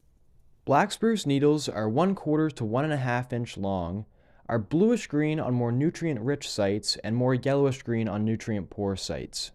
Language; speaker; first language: English; native; English